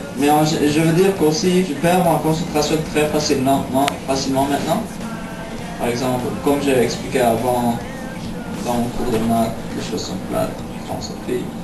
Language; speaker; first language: French; non-native, local second language; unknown